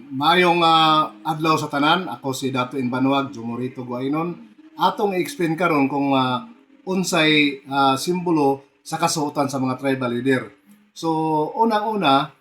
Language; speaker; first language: Cebuano; non-native, local second language; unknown